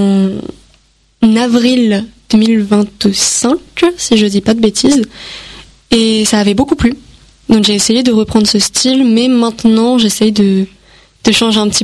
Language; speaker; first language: French; native; French